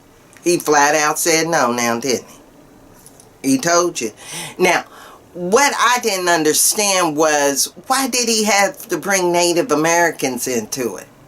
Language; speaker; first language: English; native; English